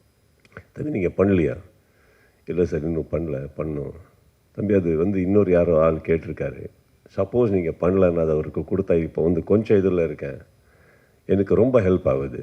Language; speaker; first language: Tamil; non-native, learner; Kannada